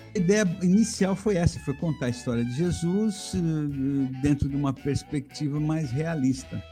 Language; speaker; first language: Portuguese; native; Portuguese